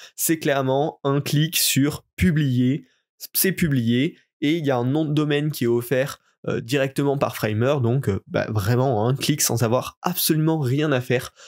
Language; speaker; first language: French; native; French